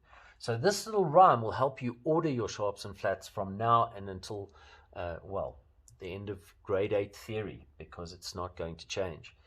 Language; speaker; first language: English; native; English